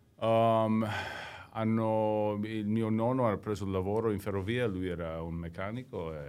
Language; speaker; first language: Italian; early bilingual, heritage; English